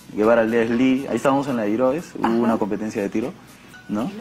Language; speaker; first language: Spanish; native; Spanish